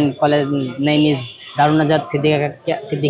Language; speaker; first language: English; non-native, learner; Bangla